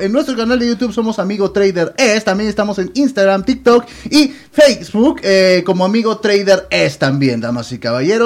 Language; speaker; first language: Spanish; native; Spanish